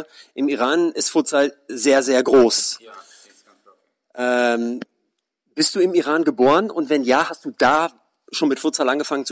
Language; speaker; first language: German; native; German